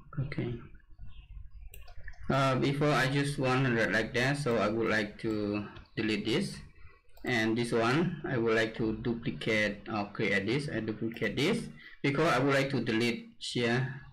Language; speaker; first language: English; non-native, learner; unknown